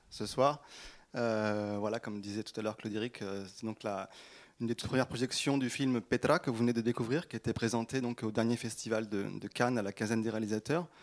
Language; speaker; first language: French; native; French